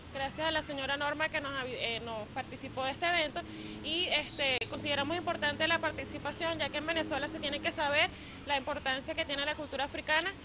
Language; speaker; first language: Spanish; native; Spanish